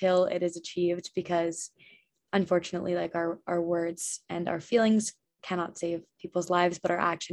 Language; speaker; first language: English; native; English